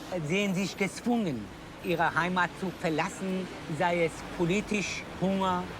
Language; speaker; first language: German; non-native, fluent; Persian